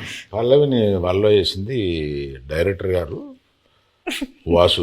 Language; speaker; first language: Telugu; native; Telugu